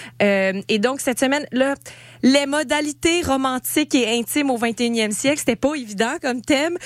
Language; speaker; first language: French; native; French